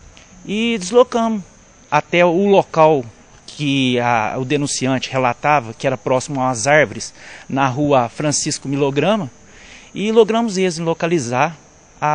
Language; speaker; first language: Portuguese; native; Portuguese